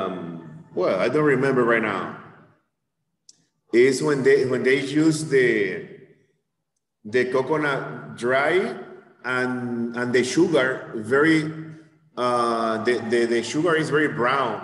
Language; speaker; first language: English; non-native, fluent; Spanish